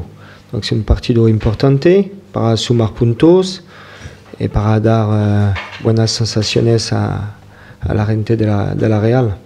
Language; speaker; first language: Spanish; non-native, fluent; French